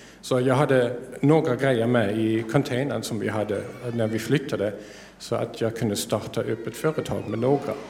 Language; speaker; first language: Swedish; non-native, fluent; German